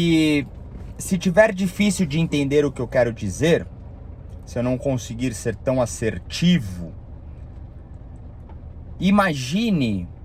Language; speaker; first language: Portuguese; native; Portuguese